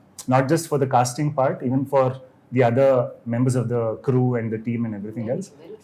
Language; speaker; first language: English; non-native, local second language; Kannada